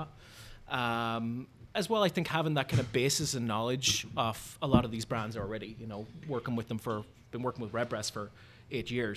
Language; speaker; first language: English; native; English